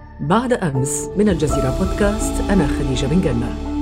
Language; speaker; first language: Arabic; native; Arabic